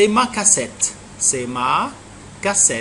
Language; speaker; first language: French; non-native, fluent; Arabic